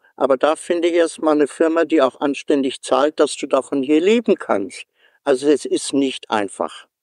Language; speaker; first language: German; native; German